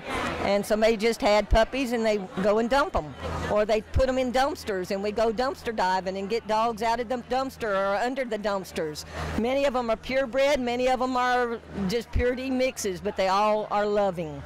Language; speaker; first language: English; native; English